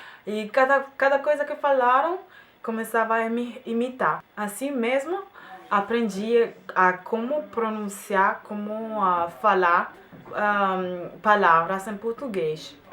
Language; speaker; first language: Portuguese; non-native, fluent; German